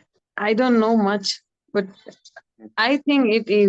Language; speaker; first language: English; non-native, learner; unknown